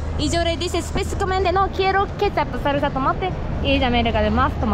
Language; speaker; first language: Spanish; non-native, learner; Japanese